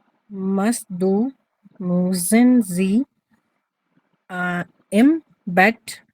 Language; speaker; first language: German; non-native, learner; Urdu